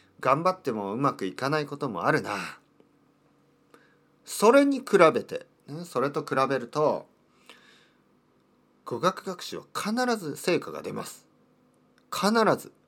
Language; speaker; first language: Japanese; native; Japanese